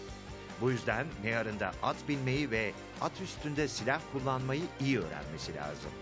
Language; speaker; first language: Turkish; native; Turkish